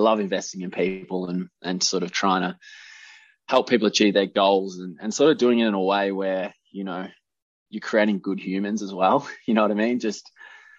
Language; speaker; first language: English; native; English